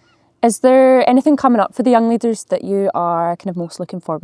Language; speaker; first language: English; native; English